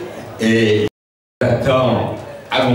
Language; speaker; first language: French; native; French